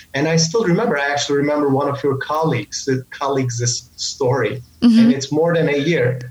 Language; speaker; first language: English; non-native, fluent; Turkish